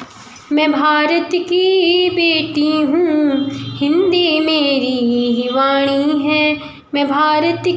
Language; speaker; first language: Hindi; native; Hindi